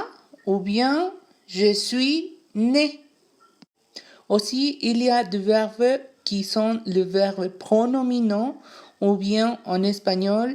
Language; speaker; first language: French; non-native, fluent; Spanish